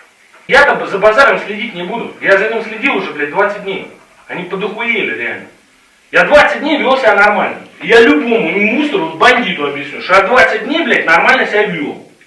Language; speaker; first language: Russian; native; Russian